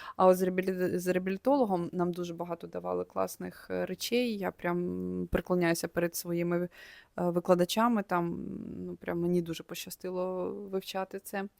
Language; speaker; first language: Ukrainian; native; Ukrainian